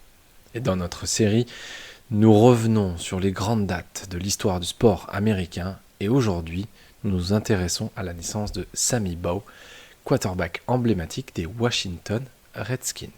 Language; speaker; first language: French; native; French